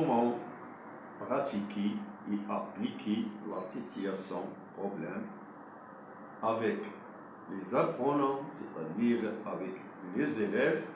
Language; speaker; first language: French; non-native, local second language; Arabic